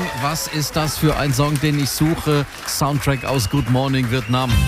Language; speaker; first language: German; native; German